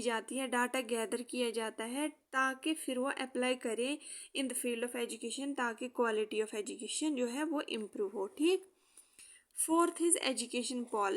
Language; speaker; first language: Hindi; native; Hindi